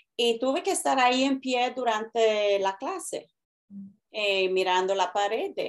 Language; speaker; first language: Spanish; early bilingual, heritage; Spanish